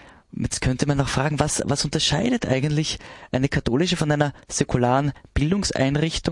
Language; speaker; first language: German; native; German